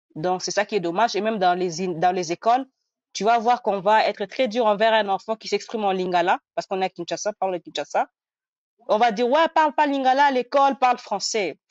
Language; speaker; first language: French; non-native, local second language; Nande